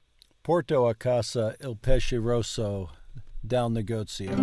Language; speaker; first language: Italian; non-native, learner; English